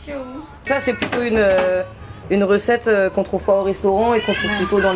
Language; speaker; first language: French; native; French